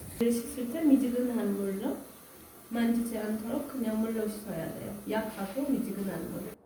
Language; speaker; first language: Korean; non-native, fluent; Turkish